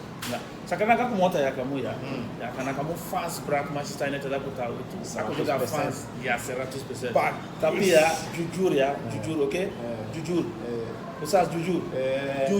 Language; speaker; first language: Indonesian; non-native, fluent; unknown